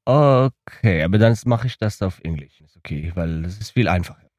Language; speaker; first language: German; non-native, learner; Hebrew